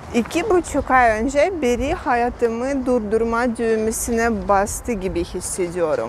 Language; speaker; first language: Turkish; non-native, fluent; Russian